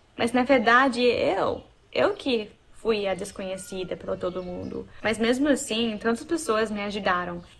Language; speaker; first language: Portuguese; non-native, fluent; English